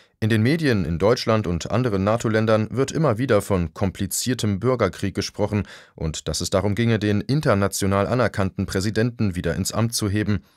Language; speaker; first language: German; native; German